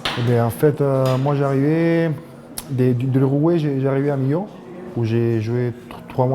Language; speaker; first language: French; non-native, fluent; Spanish